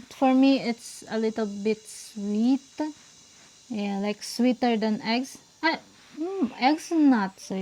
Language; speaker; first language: English; non-native, local second language; Filipino